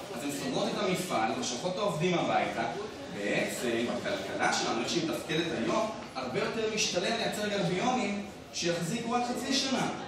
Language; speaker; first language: Hebrew; native; Hebrew